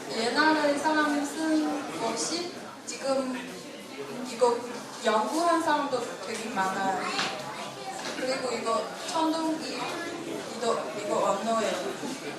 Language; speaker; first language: Korean; non-native, fluent; Chinese